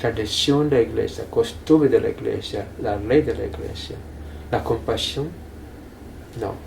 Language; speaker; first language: Spanish; non-native, fluent; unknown